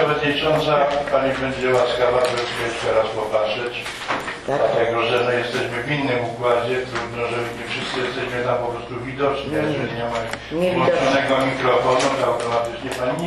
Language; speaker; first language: Polish; native; Polish